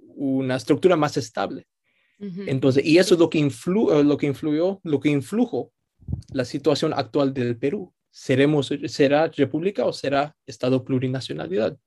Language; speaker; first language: Spanish; early bilingual, heritage; Spanish